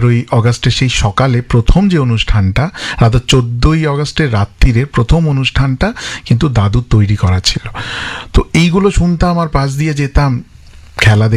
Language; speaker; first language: Bangla; non-native, local second language; English